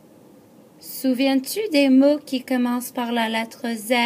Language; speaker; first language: French; non-native, fluent; English